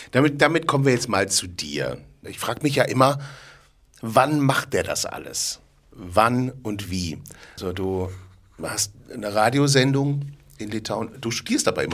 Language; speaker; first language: German; native; German